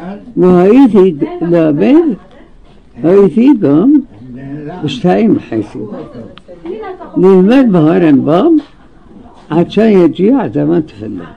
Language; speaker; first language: Hebrew; non-native, learner; Arabic